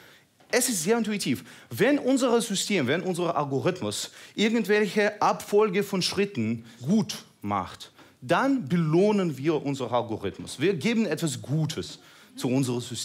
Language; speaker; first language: German; non-native, fluent; Russian